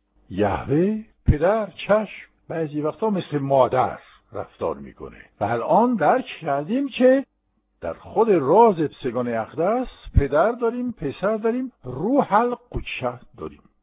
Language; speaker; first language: Persian; non-native, fluent; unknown